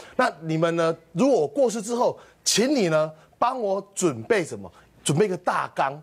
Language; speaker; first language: Chinese; native; Chinese